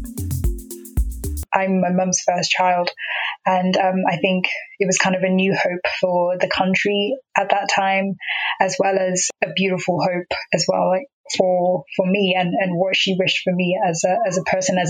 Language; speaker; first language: English; non-native, local second language; Xhosa